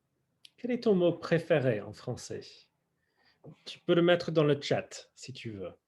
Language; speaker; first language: French; non-native, fluent; English